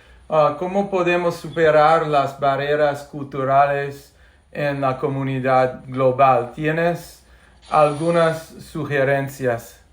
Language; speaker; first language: Spanish; non-native, fluent; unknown